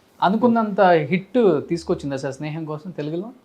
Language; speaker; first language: Telugu; native; Telugu